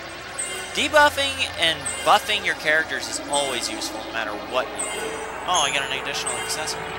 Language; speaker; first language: English; native; English